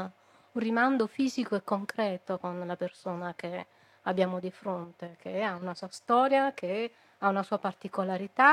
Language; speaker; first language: Italian; native; Italian